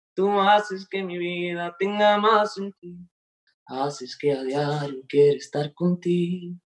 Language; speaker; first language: Spanish; native; Spanish